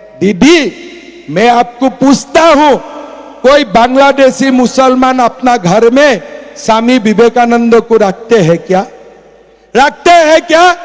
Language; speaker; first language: Hindi; non-native, local second language; Assamese